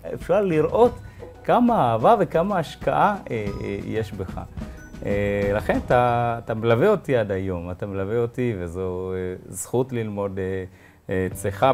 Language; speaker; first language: Hebrew; early bilingual, other home language; Amharic